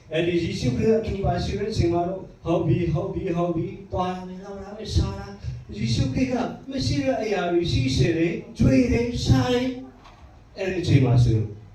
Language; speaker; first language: Burmese; non-native, local second language; Hakha Chin